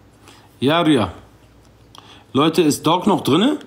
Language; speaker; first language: German; non-native, local second language; Arabic